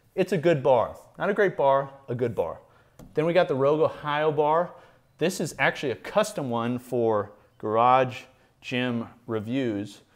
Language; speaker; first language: English; native; English